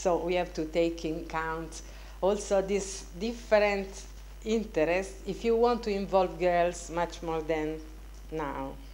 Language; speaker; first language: English; non-native, fluent; Italian